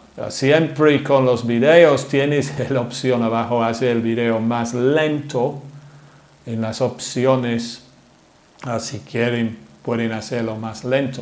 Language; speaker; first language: Spanish; non-native, fluent; English